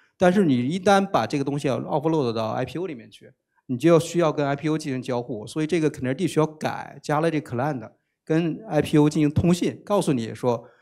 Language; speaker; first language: Chinese; native; Chinese